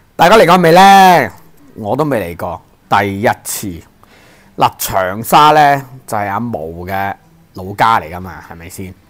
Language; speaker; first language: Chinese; non-native, local second language; Cantonese